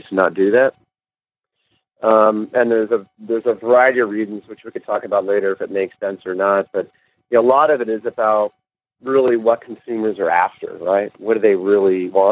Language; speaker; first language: English; native; English